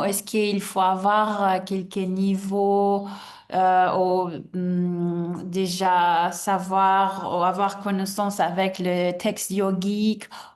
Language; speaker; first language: French; non-native, fluent; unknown